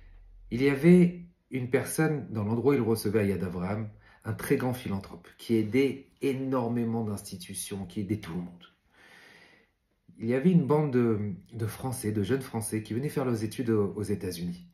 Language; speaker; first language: French; native; French